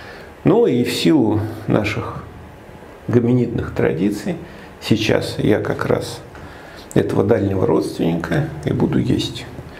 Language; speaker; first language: Russian; native; Russian